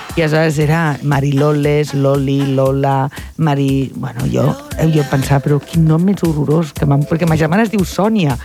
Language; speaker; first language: Catalan; non-native, local second language; Spanish